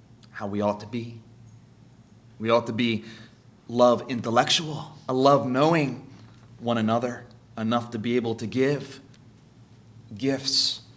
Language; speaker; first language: English; native; English